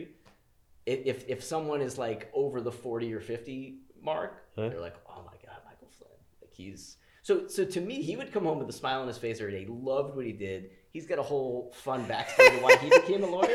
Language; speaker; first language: English; native; English